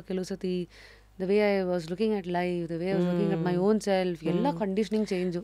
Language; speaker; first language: Kannada; native; Kannada